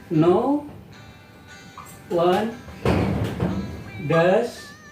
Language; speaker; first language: English; non-native, fluent; Indonesian